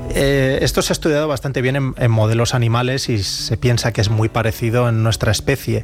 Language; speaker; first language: Spanish; native; Spanish